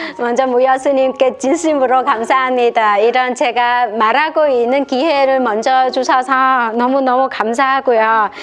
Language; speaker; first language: Korean; non-native, fluent; Vietnamese